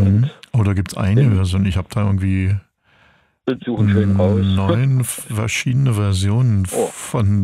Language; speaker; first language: German; native; German